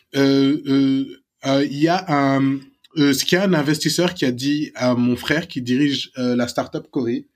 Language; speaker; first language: French; non-native, local second language; Wolof